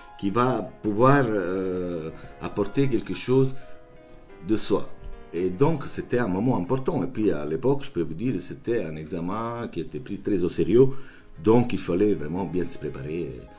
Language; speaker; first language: French; non-native, fluent; Italian